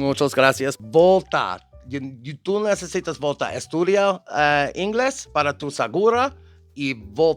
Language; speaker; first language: Spanish; non-native, learner; English